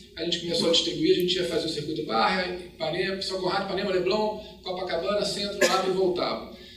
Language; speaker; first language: Portuguese; native; Portuguese